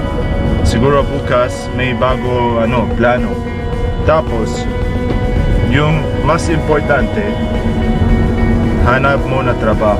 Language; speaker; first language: Filipino; non-native, learner; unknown